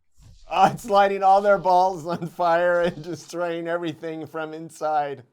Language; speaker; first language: English; native; English